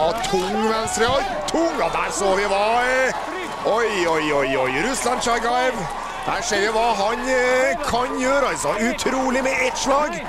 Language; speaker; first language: Norwegian; native; Norwegian